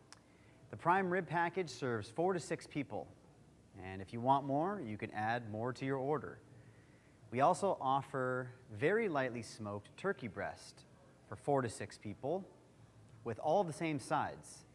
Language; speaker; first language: English; native; English